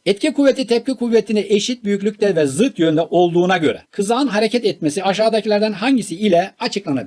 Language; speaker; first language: Turkish; native; Turkish